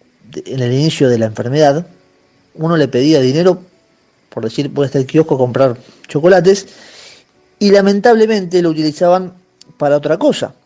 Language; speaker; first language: Spanish; native; Spanish